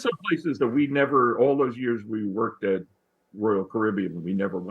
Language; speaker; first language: English; native; English